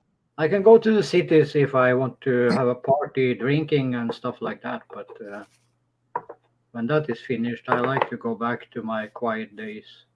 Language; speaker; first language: English; non-native, fluent; Norwegian